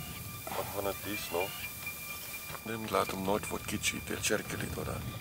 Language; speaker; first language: Hungarian; non-native, learner; Afrikaans